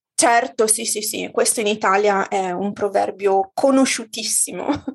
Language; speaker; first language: Italian; native; Italian